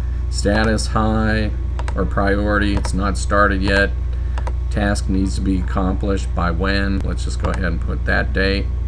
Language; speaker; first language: English; native; English